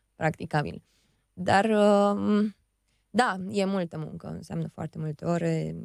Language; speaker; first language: Romanian; native; Romanian